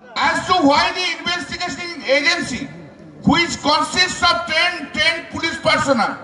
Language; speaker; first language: English; non-native, local second language; Bangla